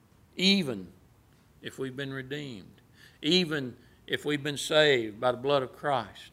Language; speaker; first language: English; native; English